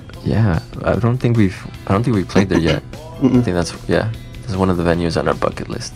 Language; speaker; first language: English; early bilingual, other home language; Spanish